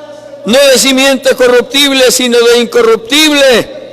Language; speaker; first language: Spanish; native; Spanish